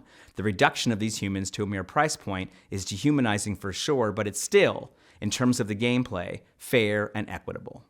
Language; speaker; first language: English; native; English